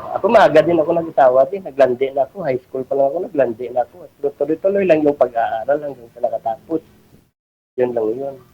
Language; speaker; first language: Filipino; non-native, local second language; Hiligaynon